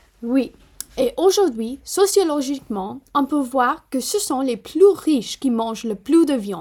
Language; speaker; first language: French; non-native, fluent; Punjabi